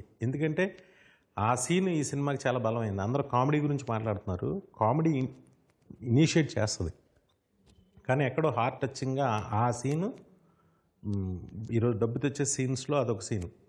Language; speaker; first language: Telugu; native; Telugu